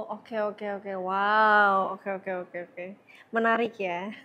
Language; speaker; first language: Indonesian; native; Indonesian